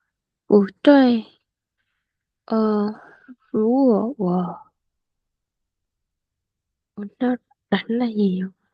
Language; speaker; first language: Chinese; non-native, learner; Vietnamese